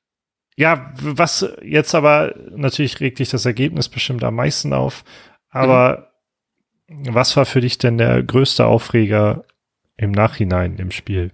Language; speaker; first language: German; native; German